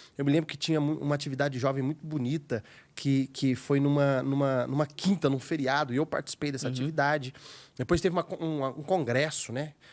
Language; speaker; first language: Portuguese; native; Portuguese